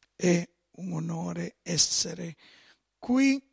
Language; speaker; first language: Italian; non-native, fluent; Spanish